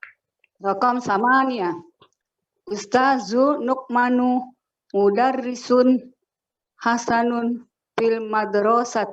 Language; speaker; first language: Arabic; non-native, learner; Indonesian